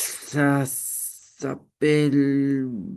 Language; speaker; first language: French; non-native, learner; Romanian